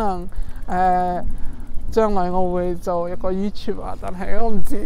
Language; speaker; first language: Cantonese; non-native, fluent; English